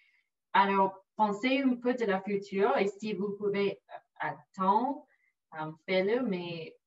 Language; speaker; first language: French; non-native, local second language; English